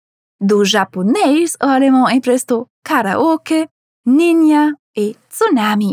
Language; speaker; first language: Portuguese; non-native, fluent; German